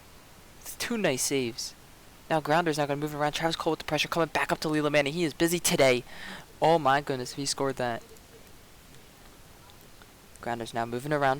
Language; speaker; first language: English; native; English